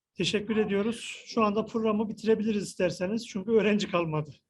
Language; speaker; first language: Turkish; native; Turkish